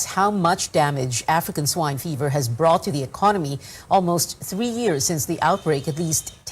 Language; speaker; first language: English; non-native, local second language; Filipino